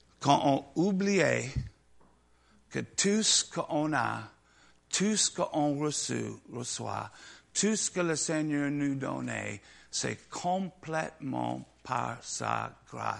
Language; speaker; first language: French; non-native, learner; English